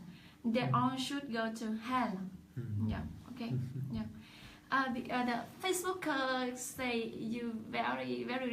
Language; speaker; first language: English; non-native, learner; Vietnamese